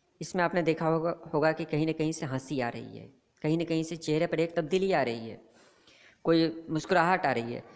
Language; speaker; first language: Urdu; native; Urdu